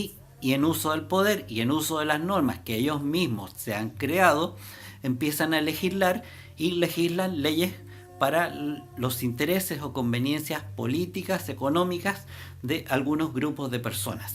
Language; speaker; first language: Spanish; native; Spanish